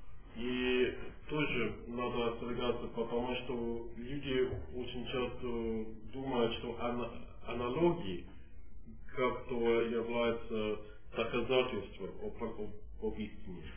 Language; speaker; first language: Russian; non-native, fluent; English